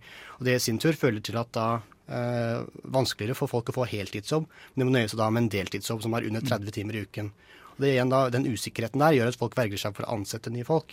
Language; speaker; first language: Norwegian; native; Norwegian